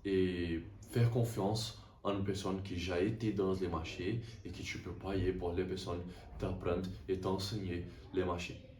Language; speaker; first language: French; non-native, learner; Portuguese